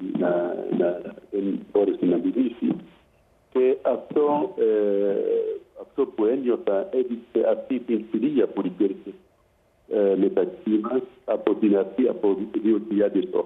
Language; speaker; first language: Greek; non-native, fluent; Arabic